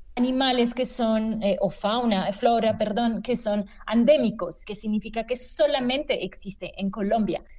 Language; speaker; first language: Spanish; non-native, fluent; French